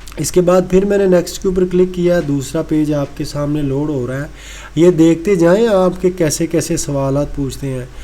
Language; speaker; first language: Urdu; non-native, local second language; Punjabi